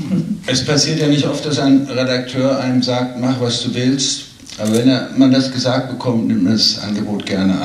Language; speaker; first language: German; native; German